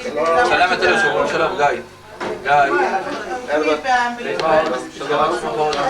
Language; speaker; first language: Hebrew; native; Hebrew